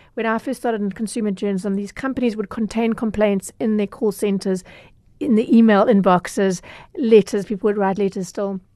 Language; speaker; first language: English; native; English